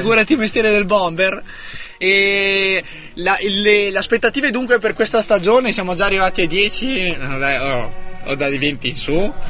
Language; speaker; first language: Italian; native; Italian